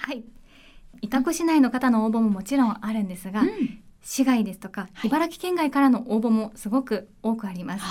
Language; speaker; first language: Japanese; native; Japanese